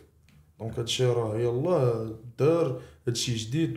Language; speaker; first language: Arabic; native; Arabic